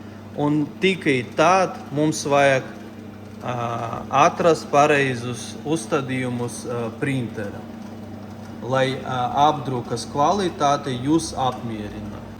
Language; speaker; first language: Latvian; non-native, local second language; Russian